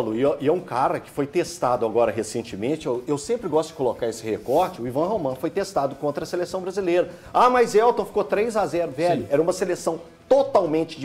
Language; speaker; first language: Portuguese; native; Portuguese